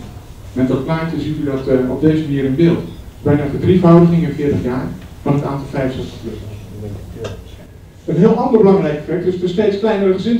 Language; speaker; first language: Dutch; native; Dutch